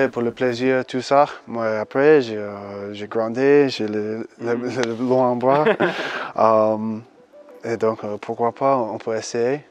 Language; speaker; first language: French; early bilingual, heritage; English